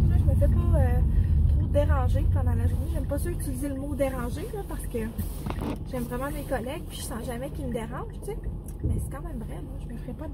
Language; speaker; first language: French; native; French